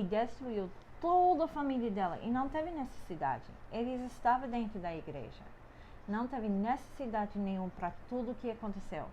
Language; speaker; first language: Portuguese; non-native, fluent; English